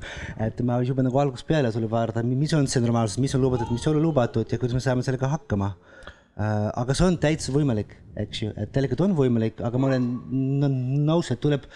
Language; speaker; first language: Estonian; non-native, fluent; Dutch